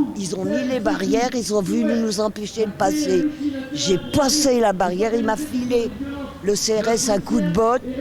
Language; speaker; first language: French; native; French